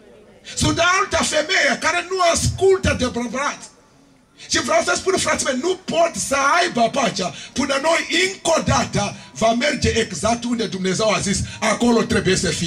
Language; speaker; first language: Romanian; non-native, learner; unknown